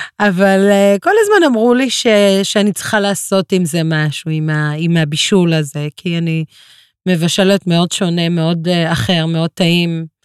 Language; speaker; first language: Hebrew; non-native, local second language; Arabic